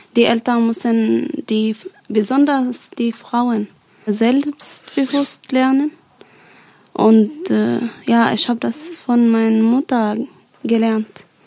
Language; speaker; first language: German; non-native, learner; Arabic